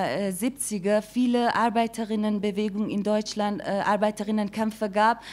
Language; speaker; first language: German; non-native, fluent; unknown